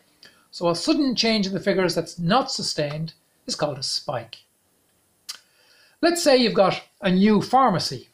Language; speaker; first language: English; native; English